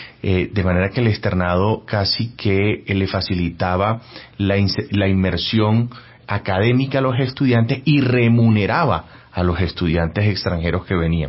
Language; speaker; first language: Spanish; native; Spanish